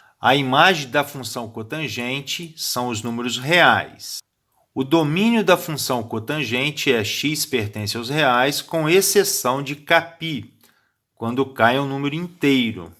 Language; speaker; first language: Portuguese; native; Portuguese